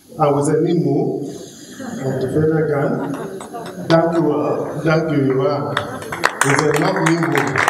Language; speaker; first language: Dutch; non-native, learner; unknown